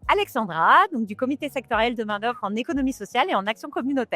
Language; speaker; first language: French; native; French